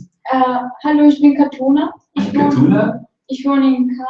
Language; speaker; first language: German; non-native, learner; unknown